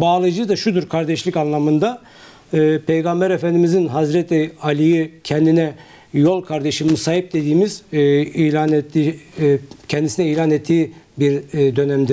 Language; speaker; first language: Turkish; native; Turkish